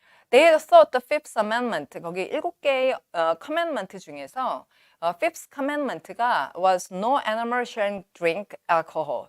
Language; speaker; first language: English; non-native, fluent; Korean